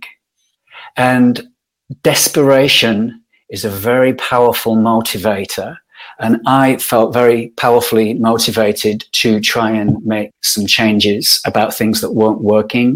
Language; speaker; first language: English; native; English